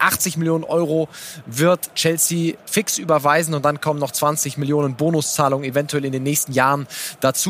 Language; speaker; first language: German; native; German